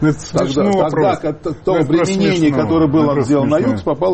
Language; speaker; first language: Russian; native; Russian